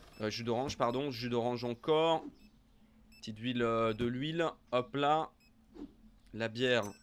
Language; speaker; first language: French; native; French